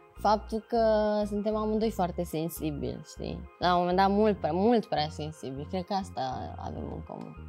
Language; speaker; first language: Romanian; native; Romanian